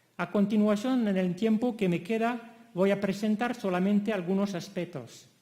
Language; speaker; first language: Spanish; non-native, fluent; French